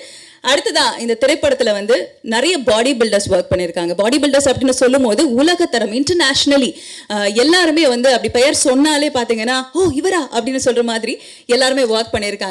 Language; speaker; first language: Tamil; native; Tamil